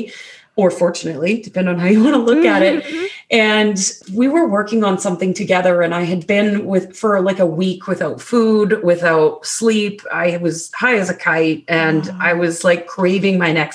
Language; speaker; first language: English; native; English